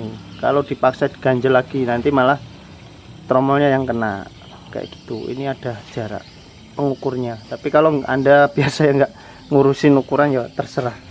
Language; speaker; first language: Indonesian; native; Indonesian